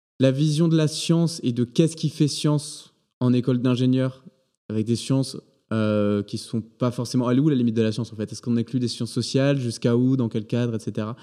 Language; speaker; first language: French; native; French